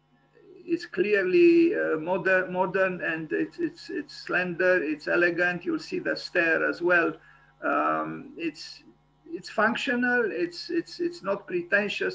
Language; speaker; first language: English; non-native, fluent; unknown